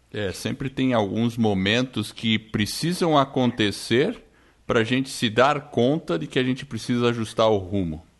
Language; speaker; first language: Portuguese; non-native, fluent; English